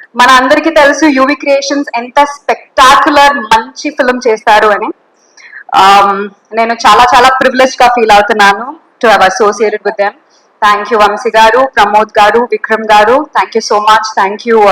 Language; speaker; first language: Telugu; non-native, learner; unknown